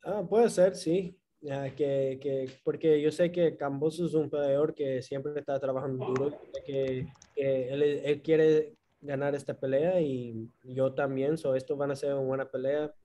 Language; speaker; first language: Spanish; early bilingual, heritage; Spanish